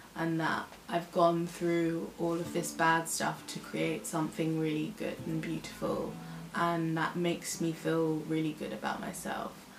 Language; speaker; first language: English; native; English